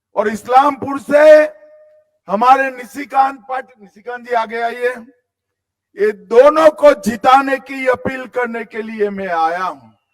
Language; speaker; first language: Hindi; non-native, local second language; Gujarati